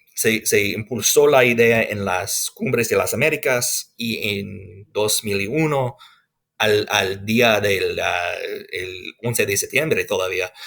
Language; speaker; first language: Spanish; non-native, fluent; English